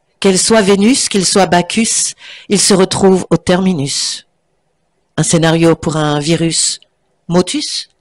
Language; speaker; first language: French; native; French